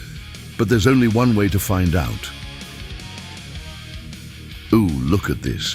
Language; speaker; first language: English; native; English